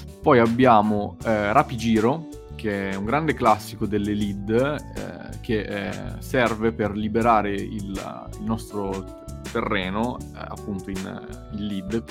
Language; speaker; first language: Italian; native; Italian